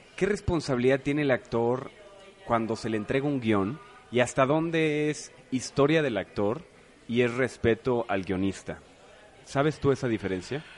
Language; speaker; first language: Spanish; native; Spanish